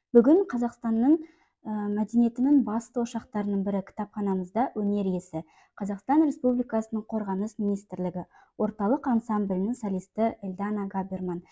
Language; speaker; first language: Kazakh; native; Kazakh